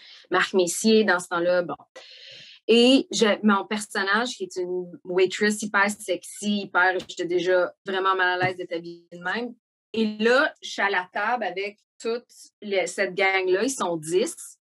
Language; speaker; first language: French; native; French